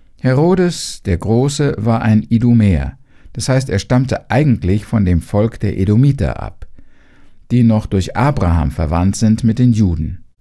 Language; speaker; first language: German; native; German